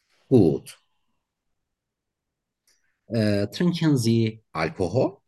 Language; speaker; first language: German; non-native, learner; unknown